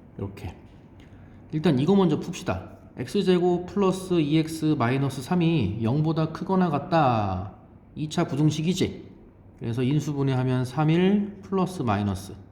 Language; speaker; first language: Korean; native; Korean